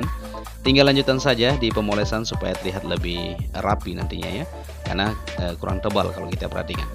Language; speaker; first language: Indonesian; native; Indonesian